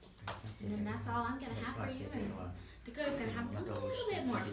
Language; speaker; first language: English; native; English